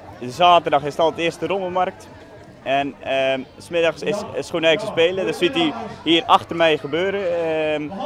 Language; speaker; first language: Dutch; native; Dutch